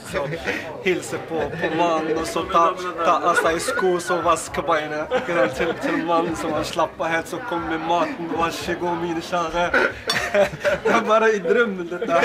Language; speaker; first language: Norwegian; non-native, fluent; Arabic